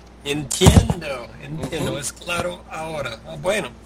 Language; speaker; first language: Spanish; non-native, learner; English